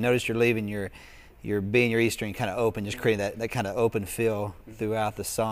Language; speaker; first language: English; native; English